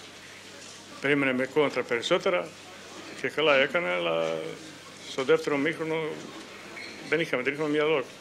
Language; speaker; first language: Greek; non-native, fluent; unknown